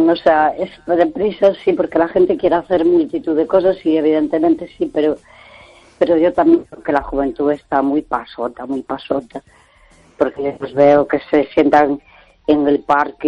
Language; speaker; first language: Spanish; native; Spanish